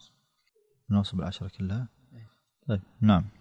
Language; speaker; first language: Arabic; native; Arabic